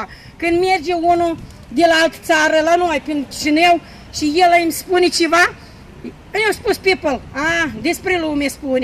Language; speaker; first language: Romanian; non-native, local second language; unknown